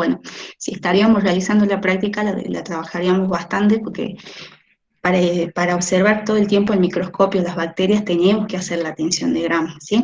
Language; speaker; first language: Spanish; native; Spanish